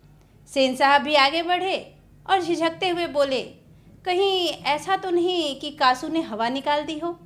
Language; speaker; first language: Hindi; native; Hindi